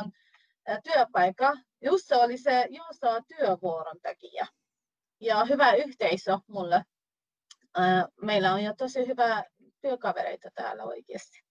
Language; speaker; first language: Finnish; non-native, fluent; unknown